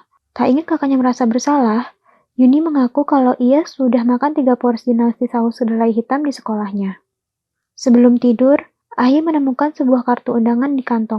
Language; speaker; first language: Indonesian; native; Indonesian